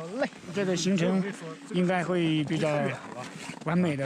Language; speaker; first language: Chinese; native; Chinese